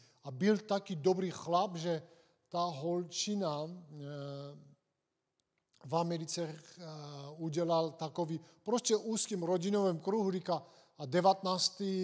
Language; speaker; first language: Czech; non-native, fluent; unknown